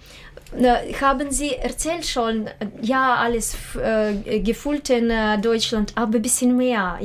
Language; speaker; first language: German; non-native, learner; Russian